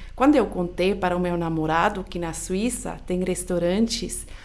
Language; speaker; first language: Portuguese; non-native, fluent; Swiss German